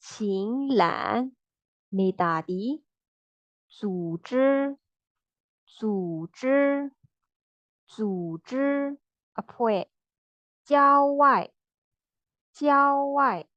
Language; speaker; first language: Chinese; non-native, learner; Burmese